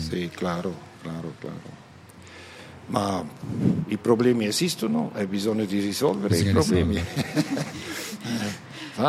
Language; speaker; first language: Italian; non-native, learner; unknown